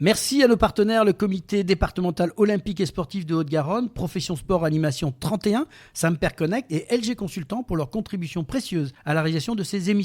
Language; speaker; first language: French; native; French